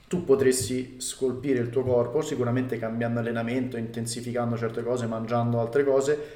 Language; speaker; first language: Italian; native; Italian